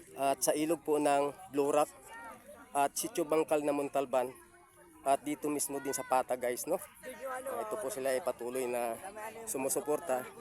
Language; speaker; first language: Filipino; native; Filipino